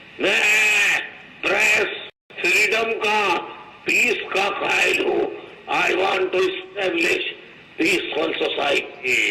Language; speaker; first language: Urdu; native; Urdu